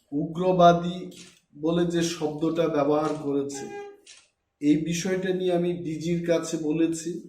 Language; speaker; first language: Bangla; non-native, local second language; Kok Borok